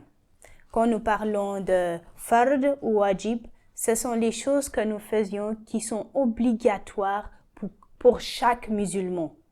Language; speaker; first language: French; non-native, learner; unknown